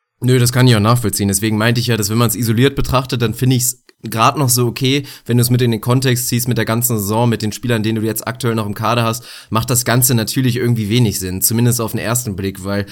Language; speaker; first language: German; native; German